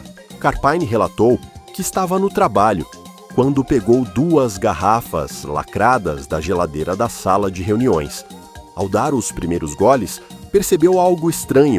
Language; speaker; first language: Portuguese; native; Portuguese